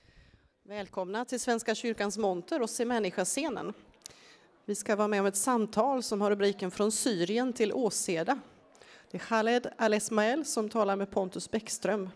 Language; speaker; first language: Swedish; native; Swedish